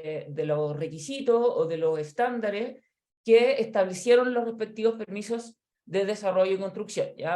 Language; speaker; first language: Spanish; native; Spanish